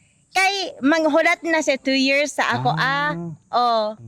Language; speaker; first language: Cebuano; non-native, learner; Japanese